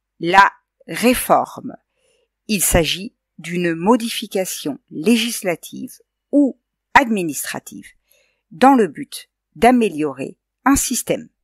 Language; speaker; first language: French; native; French